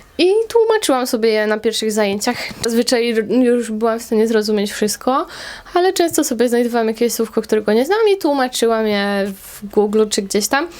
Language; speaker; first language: Polish; native; Polish